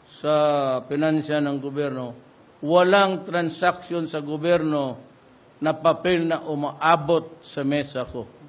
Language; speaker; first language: Filipino; non-native, local second language; Cebuano